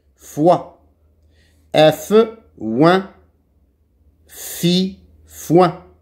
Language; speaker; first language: French; non-native, local second language; Arabic